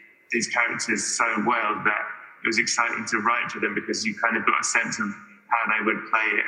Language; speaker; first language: English; native; English